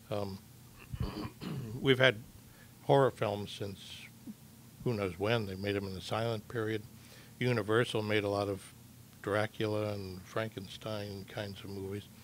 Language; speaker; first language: English; native; English